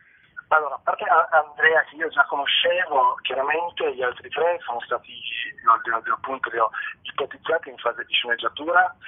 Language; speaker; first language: Italian; native; Italian